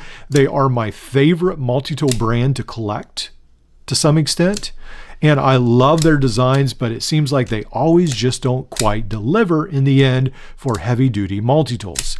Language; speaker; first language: English; native; English